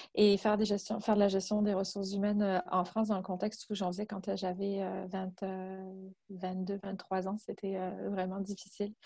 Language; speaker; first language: French; native; French